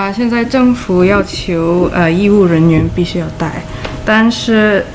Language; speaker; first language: Chinese; non-native, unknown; English